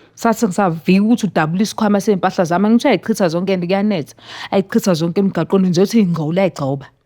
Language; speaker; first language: Zulu; native; Zulu